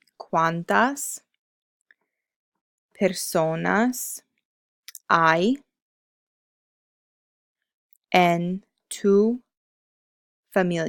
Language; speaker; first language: Spanish; non-native, fluent; English